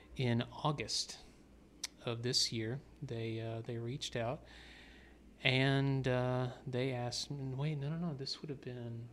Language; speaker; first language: English; native; English